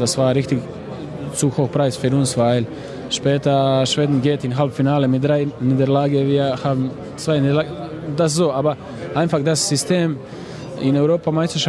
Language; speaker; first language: German; non-native, learner; Croatian